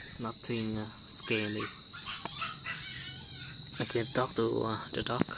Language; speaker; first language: English; non-native, learner; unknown